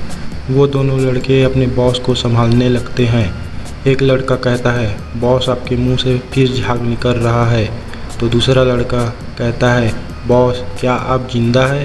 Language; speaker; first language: Hindi; native; Hindi